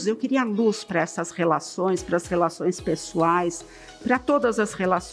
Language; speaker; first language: Portuguese; native; Portuguese